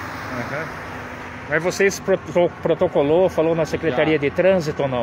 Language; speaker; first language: Portuguese; native; Portuguese